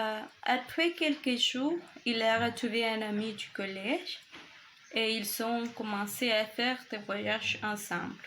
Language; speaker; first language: French; non-native, learner; Spanish